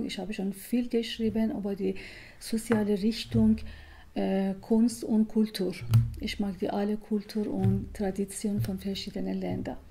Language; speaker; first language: German; non-native, learner; Persian